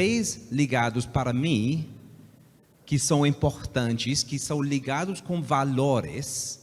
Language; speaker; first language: Portuguese; non-native, fluent; English